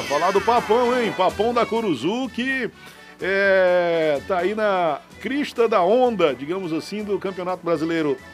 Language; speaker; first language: Portuguese; native; Portuguese